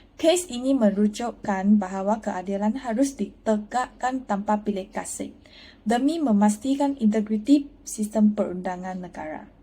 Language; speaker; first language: Malay; non-native, local second language; Chinese